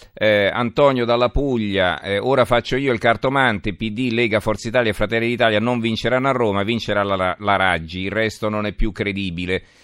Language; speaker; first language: Italian; native; Italian